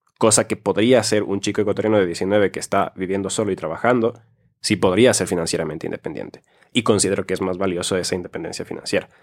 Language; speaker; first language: Spanish; early bilingual, heritage; Spanish